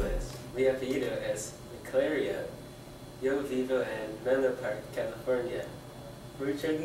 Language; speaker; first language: Spanish; non-native, learner; English